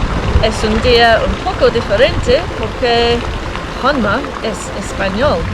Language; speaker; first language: Spanish; non-native, learner; English